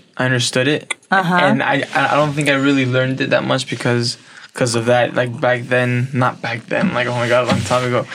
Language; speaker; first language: English; native; English